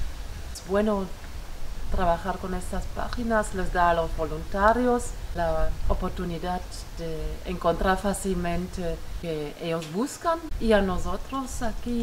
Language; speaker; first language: Spanish; non-native, fluent; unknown